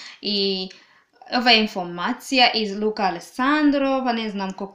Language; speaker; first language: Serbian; non-native, learner; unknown